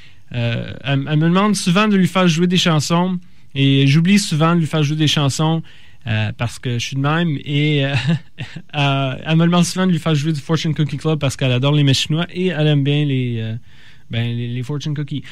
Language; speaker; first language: French; native; French